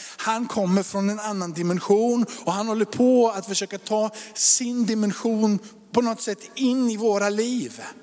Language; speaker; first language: Swedish; native; Swedish